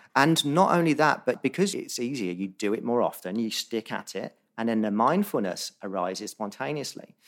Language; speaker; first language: English; native; English